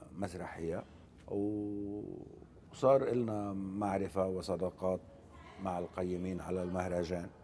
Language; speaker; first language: Arabic; native; Arabic